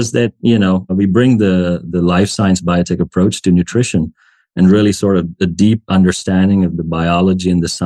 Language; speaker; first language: English; non-native, local second language; Hindi